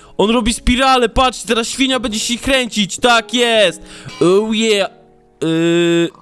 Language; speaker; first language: Polish; native; Polish